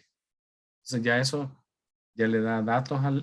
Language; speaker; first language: Spanish; native; Spanish